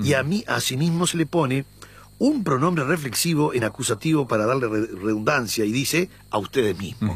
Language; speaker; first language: Spanish; native; Spanish